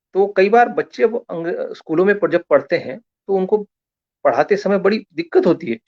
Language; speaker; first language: Hindi; non-native, local second language; Marathi